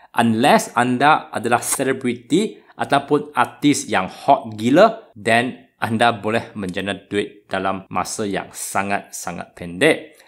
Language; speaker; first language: Malay; non-native, local second language; Chinese